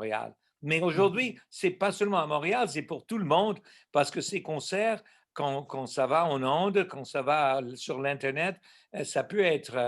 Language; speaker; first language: French; non-native, local second language; English